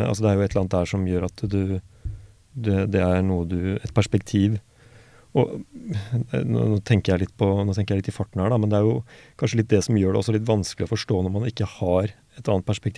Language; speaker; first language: Norwegian; native; Norwegian